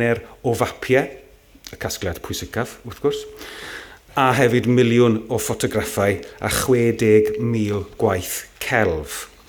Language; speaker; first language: Welsh; native; Welsh